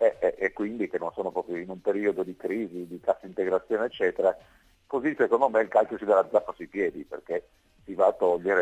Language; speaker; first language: Italian; native; Italian